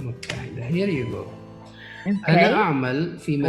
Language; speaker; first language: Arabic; non-native, fluent; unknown